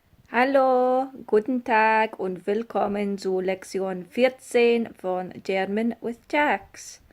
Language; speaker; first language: German; non-native, fluent; English